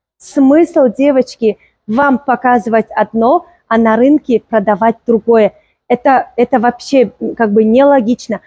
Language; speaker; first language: Russian; non-native, local second language; Tajik